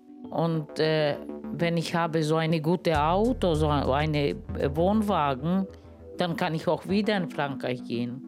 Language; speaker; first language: German; non-native, learner; Romany